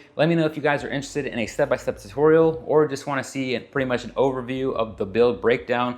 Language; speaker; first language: English; native; English